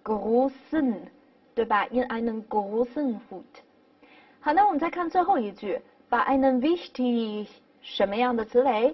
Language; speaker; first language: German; non-native, fluent; Chinese